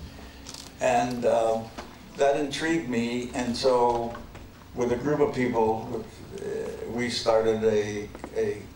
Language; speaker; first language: English; native; English